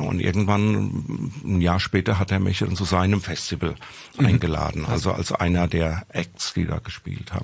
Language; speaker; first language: German; native; German